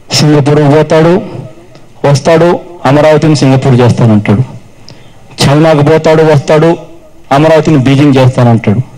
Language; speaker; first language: Telugu; native; Telugu